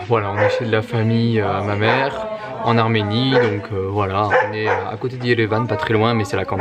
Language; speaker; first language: French; native; French